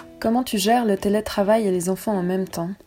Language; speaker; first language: French; native; French